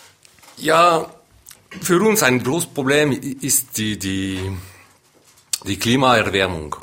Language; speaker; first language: German; non-native, local second language; French